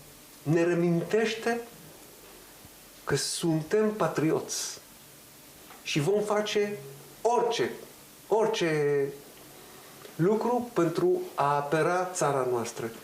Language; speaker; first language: Romanian; early bilingual, heritage; Hebrew